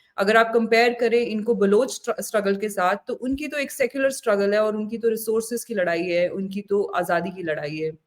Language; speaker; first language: Hindi; native; Hindi